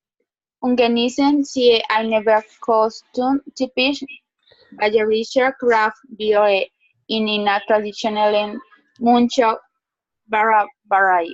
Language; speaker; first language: German; non-native, learner; Spanish